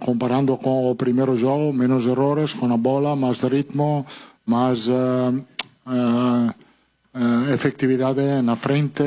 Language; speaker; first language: Portuguese; non-native, fluent; Italian